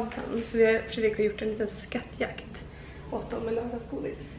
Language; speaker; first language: Swedish; native; Swedish